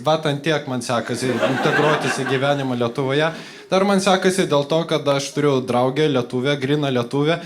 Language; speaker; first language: Lithuanian; non-native, local second language; Polish